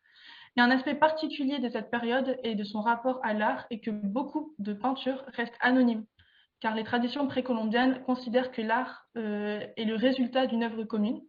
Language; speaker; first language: French; native; French